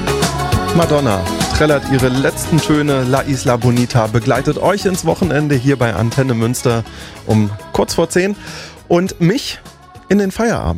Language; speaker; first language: German; native; German